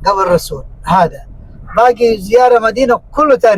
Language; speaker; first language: Arabic; non-native, learner; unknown